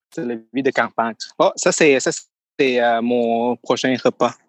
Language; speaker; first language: French; non-native, fluent; Thai